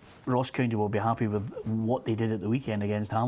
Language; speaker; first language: English; native; English